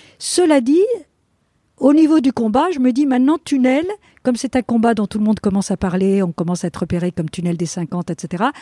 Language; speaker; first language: French; non-native, fluent; Spanish